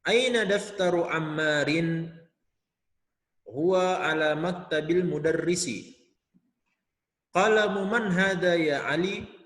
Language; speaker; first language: Arabic; non-native, fluent; Indonesian